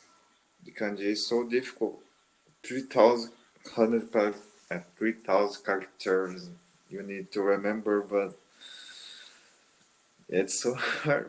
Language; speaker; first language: English; non-native, learner; Portuguese